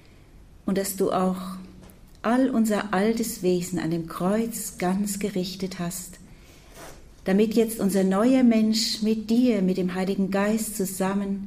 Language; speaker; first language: German; native; German